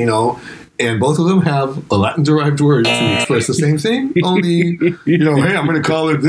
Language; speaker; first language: English; non-native, fluent; Spanish